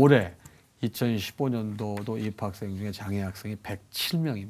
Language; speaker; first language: Korean; native; Korean